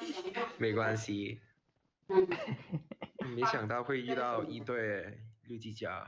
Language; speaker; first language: Chinese; non-native, local second language; Cantonese